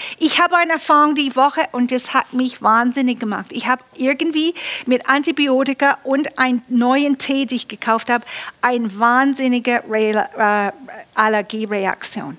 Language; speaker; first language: German; non-native, fluent; English